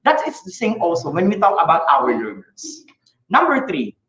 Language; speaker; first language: English; non-native, local second language; Filipino